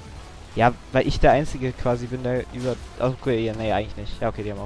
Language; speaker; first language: German; native; German